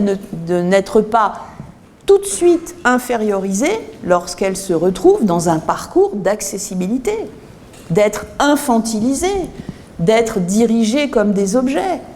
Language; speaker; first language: French; native; French